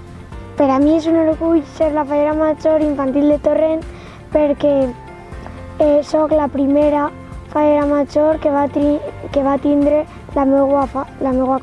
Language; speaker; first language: Catalan; non-native, local second language; Spanish